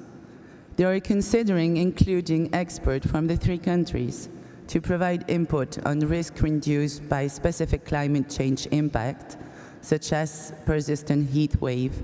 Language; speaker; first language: English; non-native, fluent; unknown